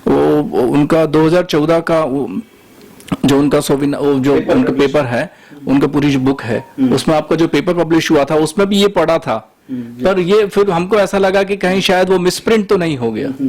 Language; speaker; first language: Hindi; native; Hindi